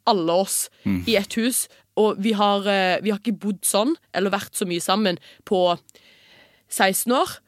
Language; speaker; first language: Norwegian; early bilingual, heritage; Norwegian